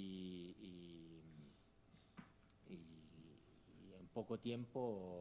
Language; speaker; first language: Spanish; non-native, fluent; Italian